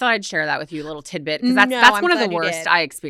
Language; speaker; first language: English; native; English